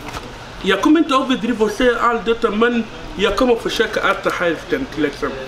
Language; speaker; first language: Swedish; non-native, learner; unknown